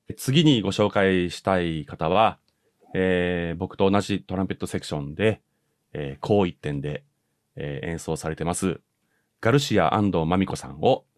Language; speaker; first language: Japanese; native; Japanese